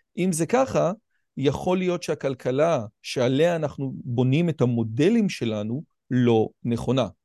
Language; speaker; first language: Hebrew; native; Hebrew